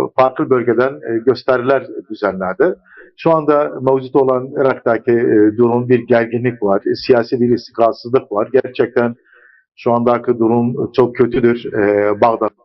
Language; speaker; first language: Turkish; early bilingual, heritage; Arabic